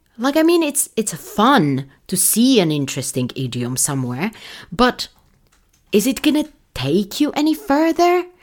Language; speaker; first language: English; non-native, fluent; Polish